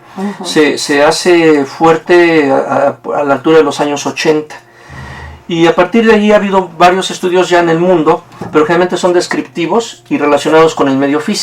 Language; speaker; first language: Spanish; native; Spanish